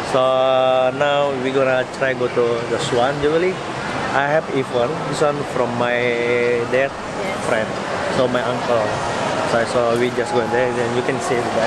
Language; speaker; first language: English; non-native, learner; Indonesian